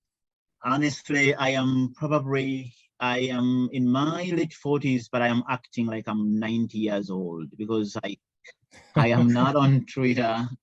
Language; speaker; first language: English; non-native, local second language; Ganda